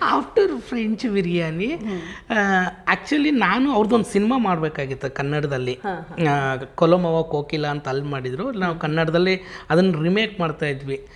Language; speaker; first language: Kannada; native; Kannada